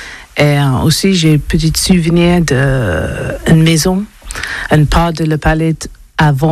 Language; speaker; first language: French; non-native, learner; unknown